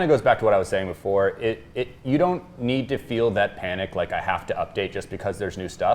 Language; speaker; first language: English; native; English